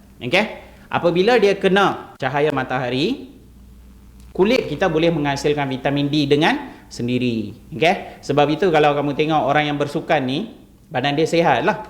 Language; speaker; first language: Malay; non-native, local second language; Tamil